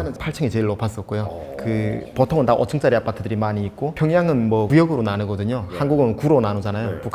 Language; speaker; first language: Korean; native; Korean